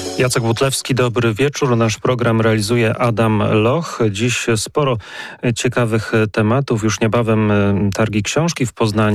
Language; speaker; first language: Polish; native; Polish